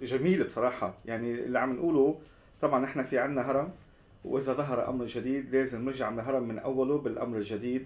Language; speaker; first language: Arabic; native; Arabic